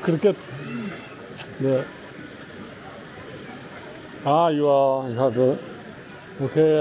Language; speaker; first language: English; non-native, learner; French